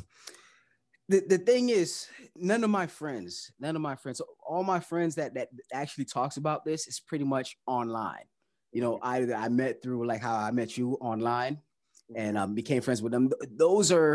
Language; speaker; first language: English; early bilingual, other home language; Haitian Creole